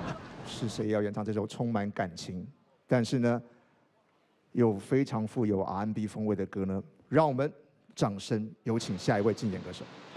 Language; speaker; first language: Chinese; native; Chinese